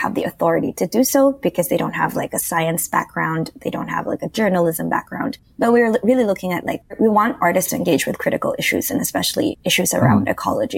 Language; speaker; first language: English; non-native, local second language; Filipino